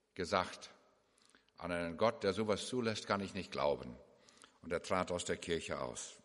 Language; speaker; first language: German; early bilingual, heritage; English